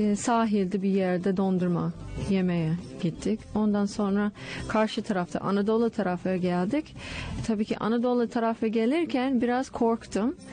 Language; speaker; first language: Turkish; non-native, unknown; English